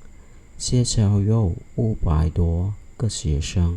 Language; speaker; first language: Chinese; non-native, fluent; Khmer